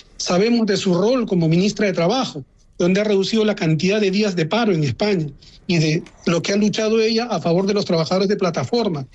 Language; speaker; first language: Spanish; native; Spanish